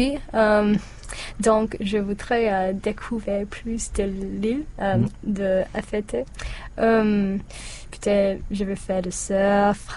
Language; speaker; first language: French; non-native, learner; English